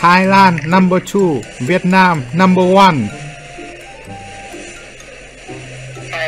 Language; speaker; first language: English; non-native, learner; Vietnamese